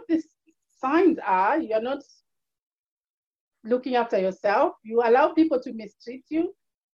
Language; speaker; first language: English; non-native, local second language; Shona